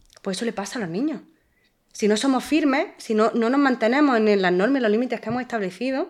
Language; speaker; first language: Spanish; native; Spanish